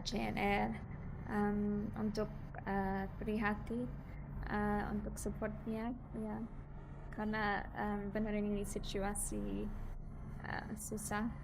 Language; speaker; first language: Indonesian; non-native, learner; English